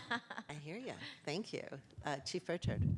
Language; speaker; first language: English; native; English